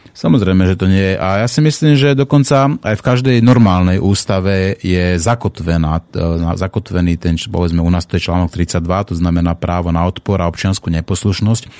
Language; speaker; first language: Slovak; native; Slovak